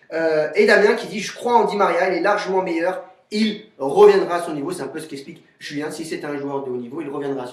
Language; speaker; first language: French; native; French